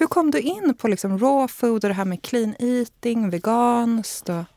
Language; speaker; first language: Swedish; native; Swedish